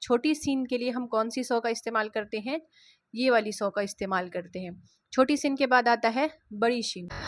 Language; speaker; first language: Hindi; native; Hindi